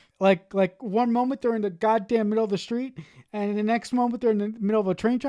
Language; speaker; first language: English; native; English